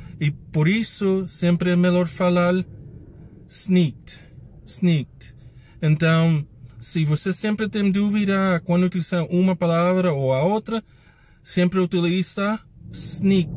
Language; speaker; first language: Portuguese; non-native, learner; English